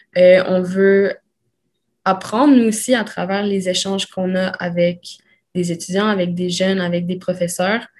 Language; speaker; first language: French; early bilingual, other home language; Spanish